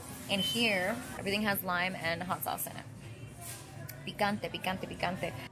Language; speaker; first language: English; early bilingual, other home language; Spanish